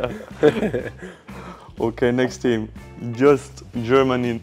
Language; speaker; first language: English; non-native, fluent; Swedish